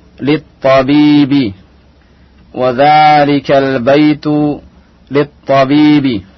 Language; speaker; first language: Arabic; non-native, fluent; Indonesian